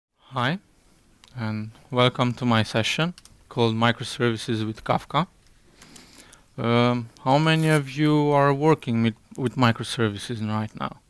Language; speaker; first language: English; non-native, fluent; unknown